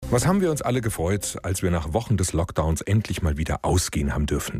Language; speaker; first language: German; native; German